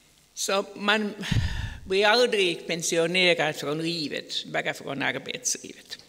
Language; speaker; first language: Swedish; non-native, fluent; Finnish